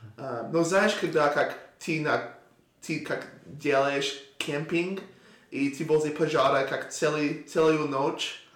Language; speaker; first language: Russian; non-native, learner; English